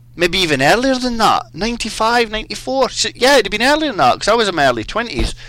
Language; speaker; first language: English; native; English